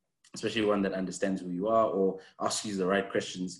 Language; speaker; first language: English; non-native, local second language; Shona